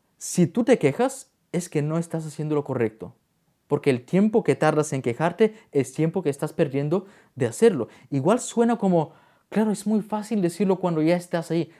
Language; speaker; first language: Spanish; non-native, fluent; Bulgarian